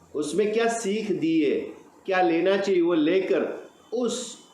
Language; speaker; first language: Hindi; non-native, local second language; Marathi